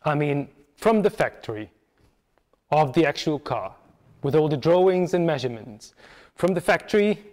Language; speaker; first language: English; non-native, fluent; Hungarian